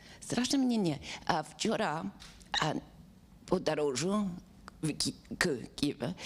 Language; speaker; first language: Ukrainian; non-native, learner; English